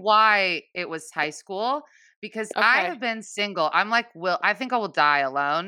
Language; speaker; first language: English; native; English